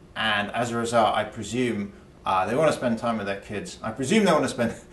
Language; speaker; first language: English; native; English